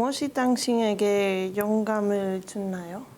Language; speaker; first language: Korean; non-native, learner; Spanish